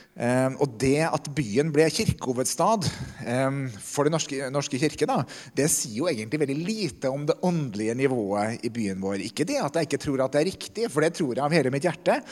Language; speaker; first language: Norwegian; native; Norwegian